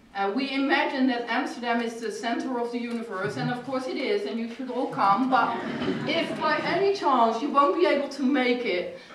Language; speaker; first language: English; non-native, fluent; Dutch